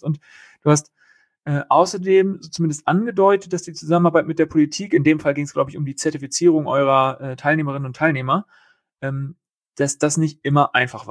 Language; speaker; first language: German; native; German